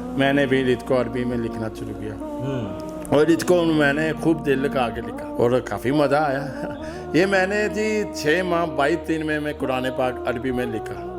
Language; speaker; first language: Urdu; non-native, local second language; Punjabi